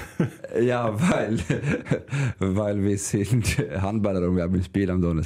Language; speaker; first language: German; non-native, learner; Swedish